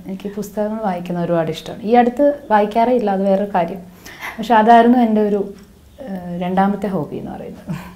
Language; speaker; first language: Malayalam; non-native, local second language; Hindi